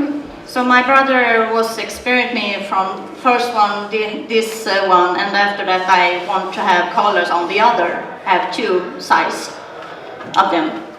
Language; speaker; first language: English; non-native, learner; Swedish